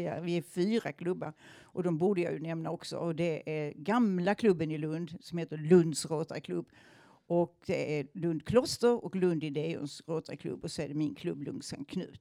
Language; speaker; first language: Swedish; native; Swedish